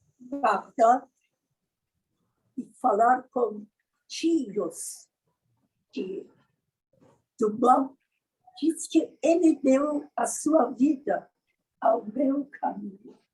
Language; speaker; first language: Portuguese; non-native, learner; Persian